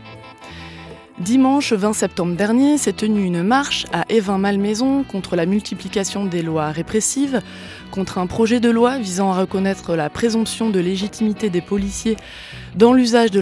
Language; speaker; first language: French; native; French